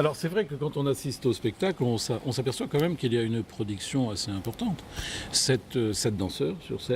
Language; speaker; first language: French; native; French